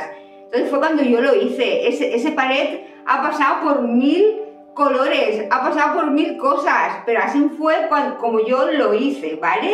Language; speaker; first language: Spanish; native; Spanish